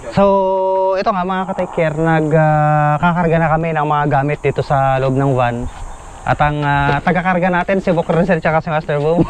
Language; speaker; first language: Filipino; native; Filipino